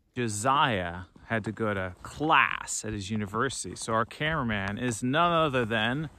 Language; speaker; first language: English; native; English